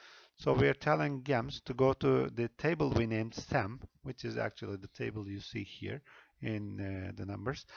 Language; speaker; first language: English; non-native, fluent; Turkish